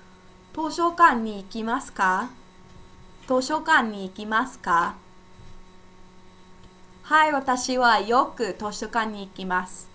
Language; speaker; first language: Japanese; non-native, fluent; English